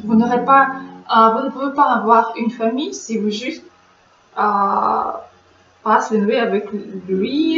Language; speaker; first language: French; non-native, learner; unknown